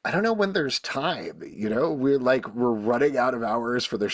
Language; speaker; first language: English; native; English